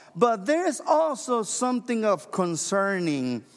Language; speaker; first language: English; non-native, fluent; Spanish